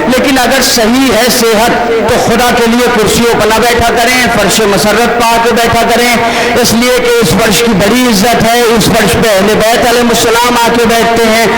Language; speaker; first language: Urdu; native; Urdu